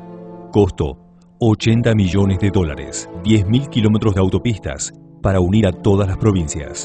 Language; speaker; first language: Spanish; native; Spanish